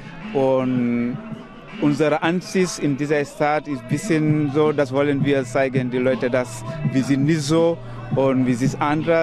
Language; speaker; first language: German; non-native, learner; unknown